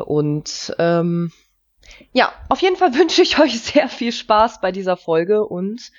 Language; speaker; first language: German; native; German